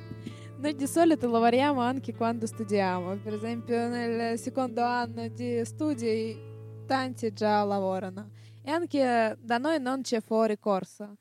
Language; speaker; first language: Italian; non-native, learner; Russian